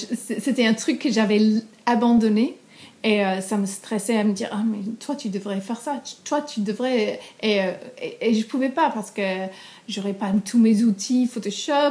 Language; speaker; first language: French; non-native, fluent; English